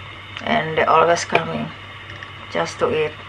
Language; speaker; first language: English; non-native, learner; Indonesian